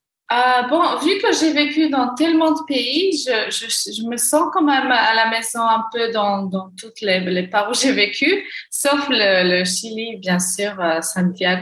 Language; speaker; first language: French; non-native, local second language; Arabic